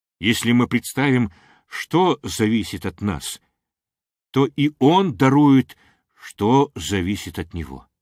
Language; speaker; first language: Russian; non-native, local second language; Armenian